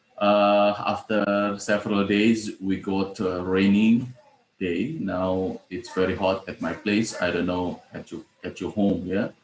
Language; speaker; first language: English; non-native, fluent; Indonesian